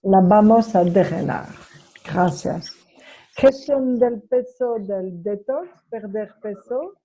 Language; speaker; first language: Spanish; non-native, fluent; French